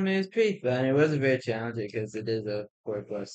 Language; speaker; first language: English; native; English